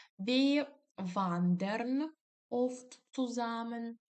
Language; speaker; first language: German; non-native, fluent; Ukrainian